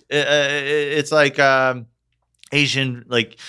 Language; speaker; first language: English; native; English